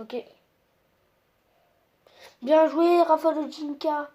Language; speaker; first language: French; native; French